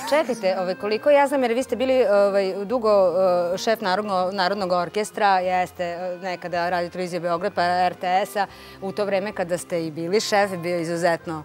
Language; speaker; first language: Serbian; native; Serbian